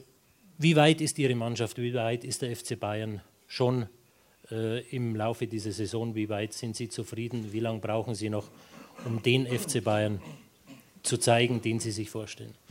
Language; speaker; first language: German; native; German